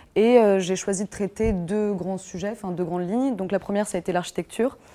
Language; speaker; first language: French; native; French